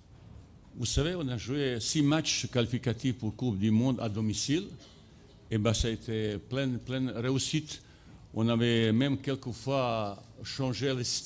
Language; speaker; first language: French; non-native, fluent; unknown